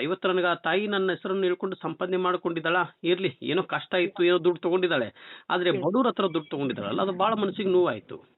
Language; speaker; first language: Kannada; native; Kannada